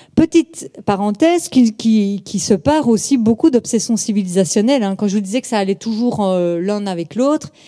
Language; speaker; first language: French; native; French